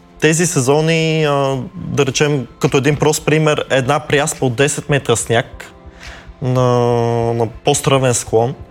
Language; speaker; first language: Bulgarian; native; Bulgarian